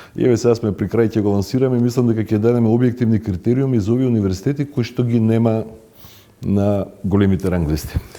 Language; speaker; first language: Macedonian; native; Macedonian